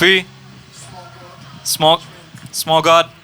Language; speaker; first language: English; non-native, fluent; Dutch